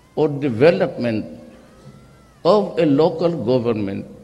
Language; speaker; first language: English; non-native, local second language; Cebuano